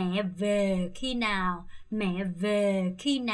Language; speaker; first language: Vietnamese; non-native, fluent; Korean